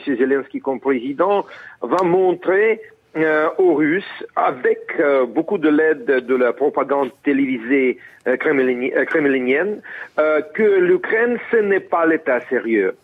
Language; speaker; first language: French; non-native, fluent; Russian